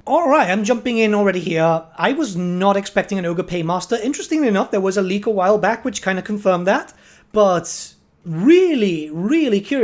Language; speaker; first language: English; native; English